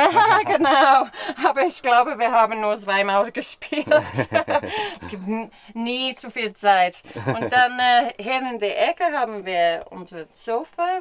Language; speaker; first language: German; non-native, fluent; English